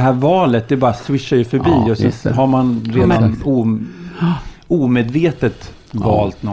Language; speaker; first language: Swedish; native; Swedish